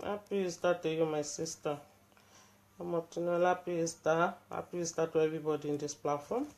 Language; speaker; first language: English; non-native, local second language; Yoruba